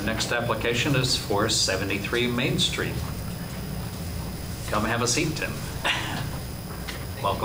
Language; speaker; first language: English; native; English